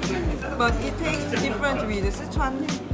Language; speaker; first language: English; non-native, learner; Korean